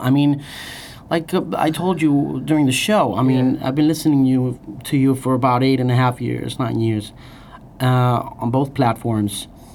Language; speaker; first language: English; non-native, fluent; Spanish